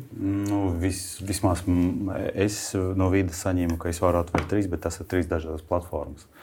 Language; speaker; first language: Latvian; non-native, local second language; Russian